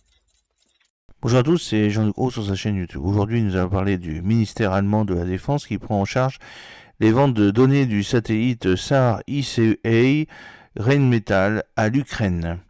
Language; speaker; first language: French; native; French